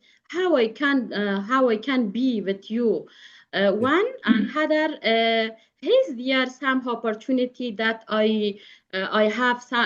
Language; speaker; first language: English; non-native, learner; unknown